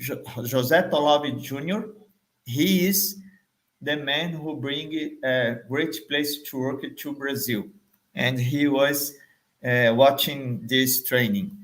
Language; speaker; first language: English; non-native, fluent; Portuguese